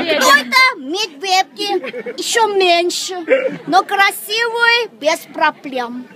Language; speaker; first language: Russian; non-native, learner; Thai